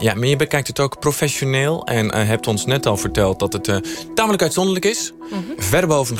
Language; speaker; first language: Dutch; native; Dutch